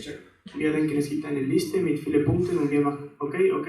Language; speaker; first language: German; non-native, fluent; Spanish